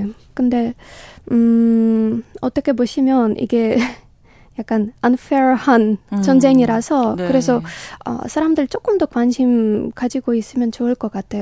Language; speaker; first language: Korean; non-native, learner; Ukrainian